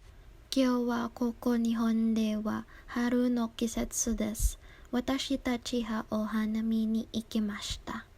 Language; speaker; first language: Japanese; non-native, learner; Filipino